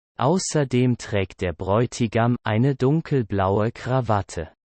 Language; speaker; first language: German; non-native, learner; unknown